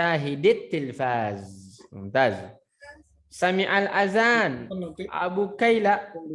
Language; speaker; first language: Arabic; non-native, fluent; Indonesian